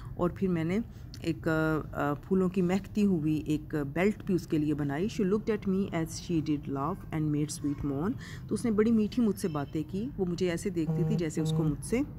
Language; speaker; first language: Urdu; non-native, local second language; Punjabi